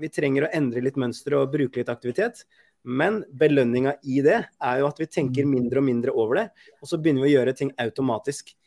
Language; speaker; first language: Norwegian; native; Norwegian